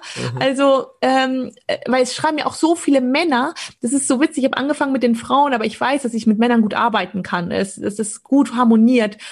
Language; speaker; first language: German; early bilingual, other home language; Polish